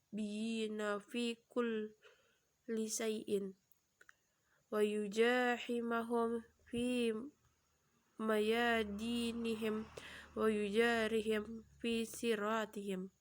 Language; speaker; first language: Arabic; non-native, learner; Indonesian